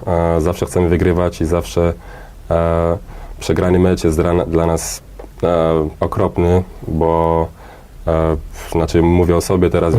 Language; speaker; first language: Polish; early bilingual, heritage; Polish